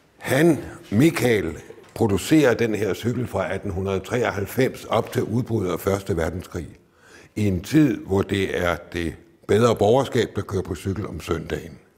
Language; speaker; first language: Danish; native; Danish